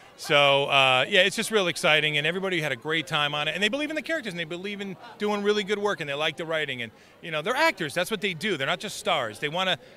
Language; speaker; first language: English; native; English